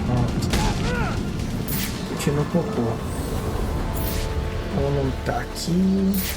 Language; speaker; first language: Portuguese; native; Portuguese